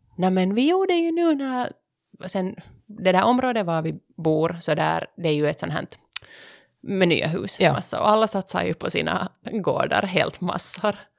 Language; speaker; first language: Swedish; native; Swedish